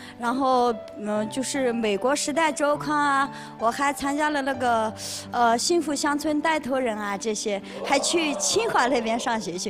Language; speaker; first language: Chinese; non-native, local second language; Tibetan